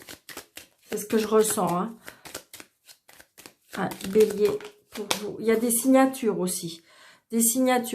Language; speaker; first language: French; native; French